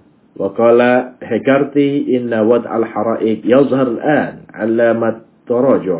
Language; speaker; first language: Arabic; non-native, fluent; Indonesian